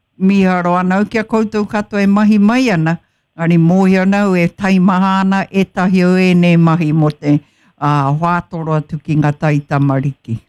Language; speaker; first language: Māori; non-native, local second language; English